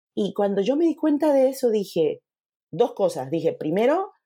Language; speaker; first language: Spanish; native; Spanish